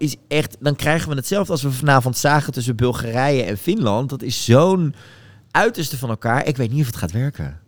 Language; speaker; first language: Dutch; native; Dutch